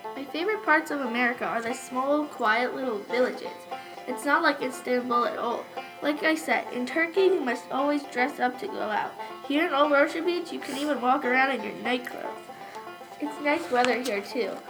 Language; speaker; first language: English; non-native, fluent; Turkish